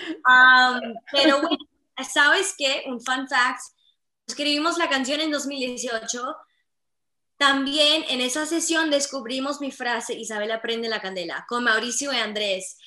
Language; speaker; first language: Spanish; early bilingual, heritage; Spanish